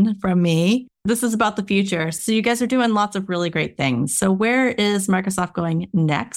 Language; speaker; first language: English; native; English